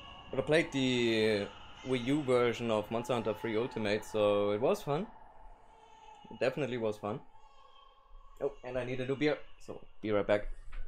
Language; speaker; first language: English; non-native, fluent; German